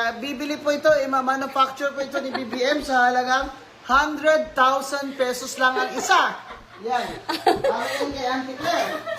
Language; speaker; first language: Filipino; non-native, local second language; Hiligaynon